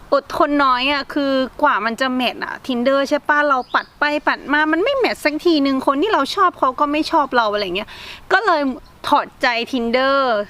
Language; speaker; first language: Thai; native; Thai